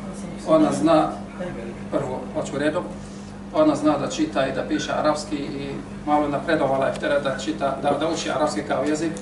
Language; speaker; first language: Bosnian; non-native, fluent; Arabic